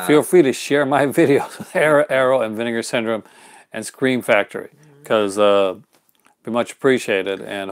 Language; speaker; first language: English; native; English